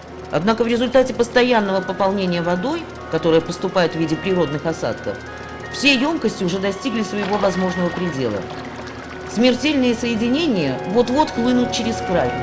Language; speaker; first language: Russian; native; Russian